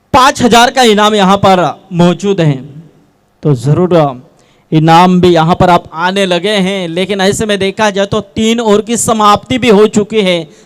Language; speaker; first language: Hindi; non-native, local second language; Marathi